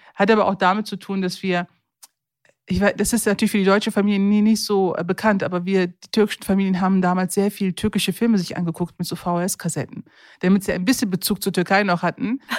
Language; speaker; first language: German; early bilingual, other home language; Turkish